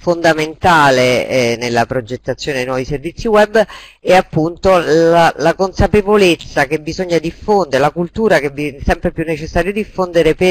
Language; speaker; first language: Italian; native; Italian